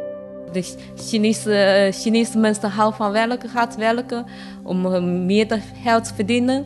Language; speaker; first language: Dutch; non-native, learner; Chinese